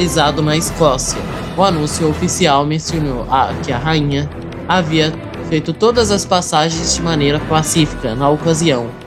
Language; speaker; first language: Portuguese; native; Portuguese